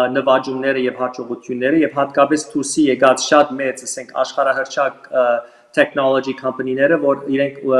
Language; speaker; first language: Armenian; early bilingual, heritage; Armenian